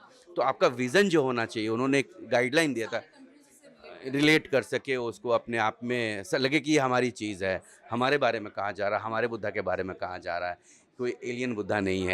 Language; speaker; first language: Hindi; native; Hindi